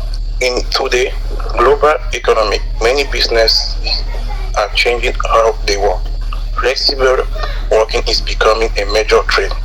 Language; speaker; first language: English; non-native, learner; French